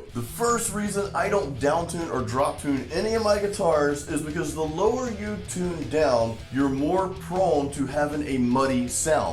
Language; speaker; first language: English; native; English